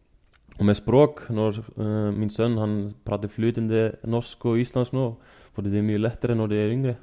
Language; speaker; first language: Norwegian; non-native, fluent; Icelandic